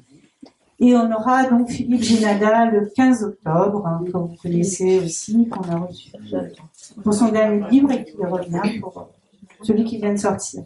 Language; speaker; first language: French; native; French